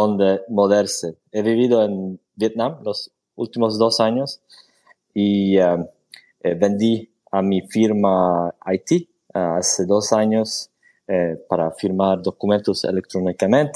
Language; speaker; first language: Spanish; non-native, fluent; Swedish